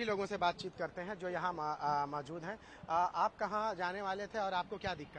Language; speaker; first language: Hindi; native; Hindi